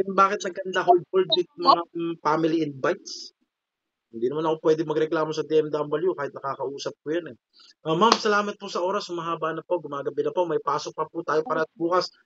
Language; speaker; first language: Filipino; native; Filipino